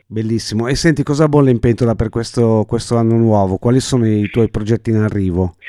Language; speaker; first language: Italian; native; Italian